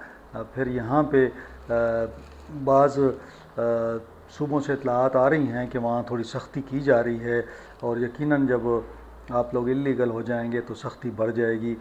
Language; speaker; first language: Urdu; native; Urdu